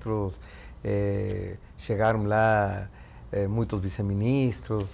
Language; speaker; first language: Portuguese; non-native, fluent; Spanish